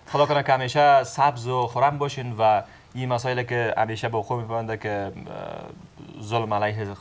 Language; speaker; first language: Persian; native; Persian